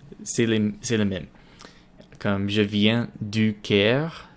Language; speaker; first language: French; non-native, learner; English